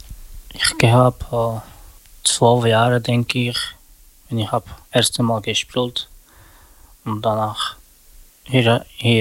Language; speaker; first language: German; non-native, learner; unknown